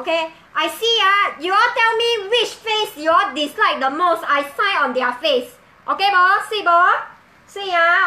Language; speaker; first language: English; non-native, local second language; Min Nan Chinese